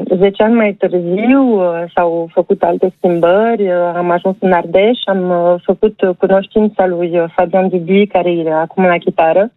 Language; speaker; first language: Romanian; early bilingual, heritage; Romanian